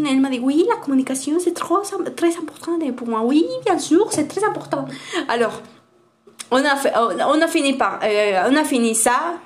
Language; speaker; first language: French; non-native, learner; Spanish